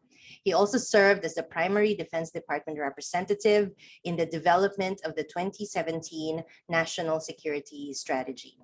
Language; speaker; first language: English; non-native, local second language; Filipino